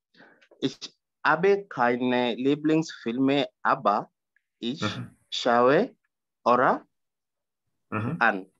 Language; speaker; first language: German; non-native, learner; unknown